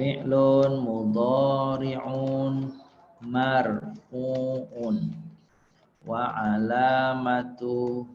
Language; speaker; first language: Arabic; non-native, fluent; Indonesian